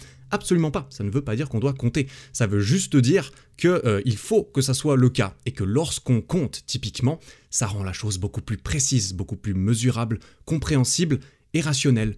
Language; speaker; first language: French; native; French